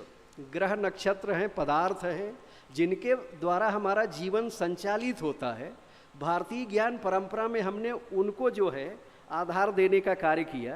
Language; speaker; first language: Hindi; native; Hindi